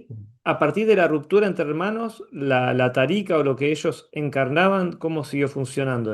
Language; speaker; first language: Spanish; native; Spanish